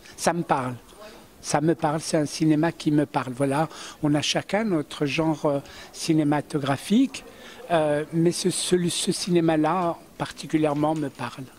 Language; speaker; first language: French; early bilingual, other home language; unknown